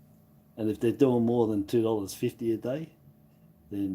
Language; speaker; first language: English; native; English